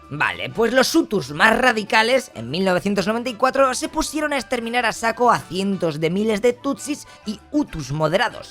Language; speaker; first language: Spanish; native; Spanish